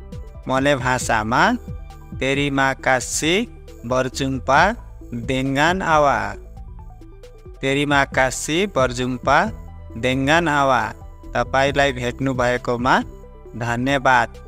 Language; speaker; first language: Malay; non-native, learner; Nepali